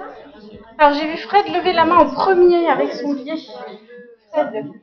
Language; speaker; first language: French; native; French